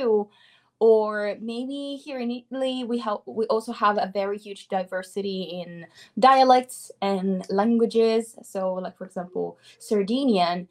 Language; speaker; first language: English; non-native, fluent; Italian